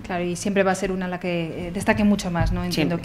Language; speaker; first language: Spanish; native; Spanish